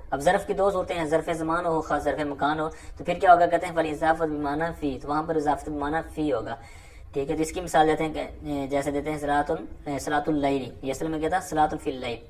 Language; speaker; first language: Urdu; non-native, local second language; Punjabi